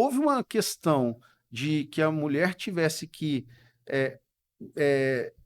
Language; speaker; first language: Portuguese; native; Portuguese